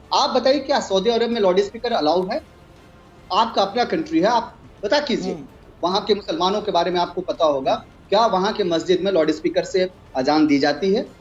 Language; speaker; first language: Hindi; native; Hindi